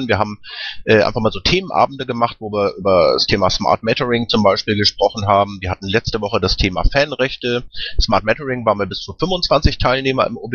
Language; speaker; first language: German; native; German